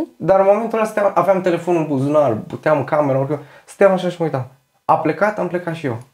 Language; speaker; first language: Romanian; native; Romanian